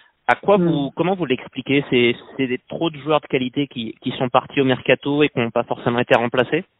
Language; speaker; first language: French; native; French